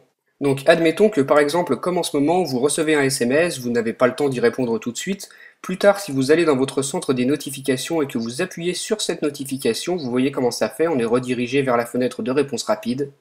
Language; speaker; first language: French; native; French